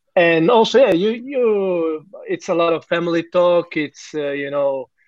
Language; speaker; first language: English; non-native, fluent; Croatian